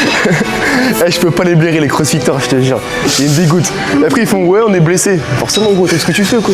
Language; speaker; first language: French; native; French